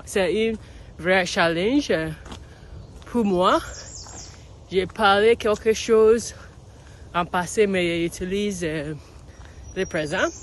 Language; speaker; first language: French; non-native, learner; English